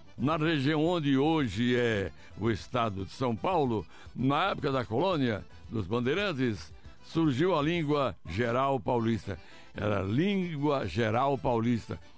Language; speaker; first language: Portuguese; native; Portuguese